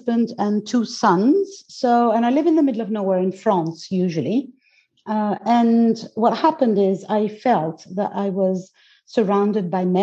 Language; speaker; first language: English; non-native, fluent; Greek